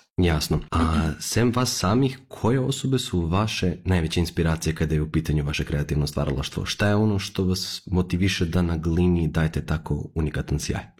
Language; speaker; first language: Serbian; early bilingual, heritage; Serbian